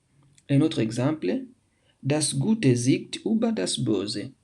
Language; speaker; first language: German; non-native, fluent; French